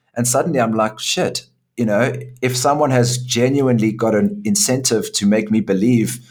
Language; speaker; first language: English; native; English